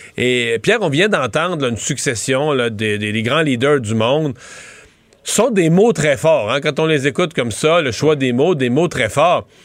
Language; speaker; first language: French; native; French